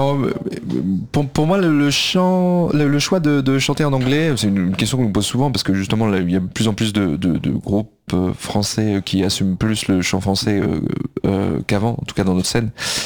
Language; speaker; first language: French; native; French